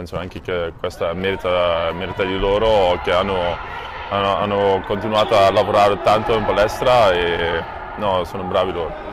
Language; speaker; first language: Italian; non-native, fluent; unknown